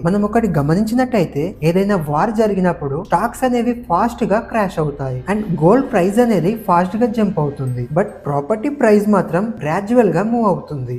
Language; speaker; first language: Telugu; native; Telugu